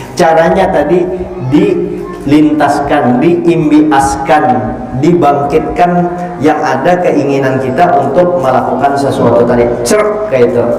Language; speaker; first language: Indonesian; non-native, local second language; Banjar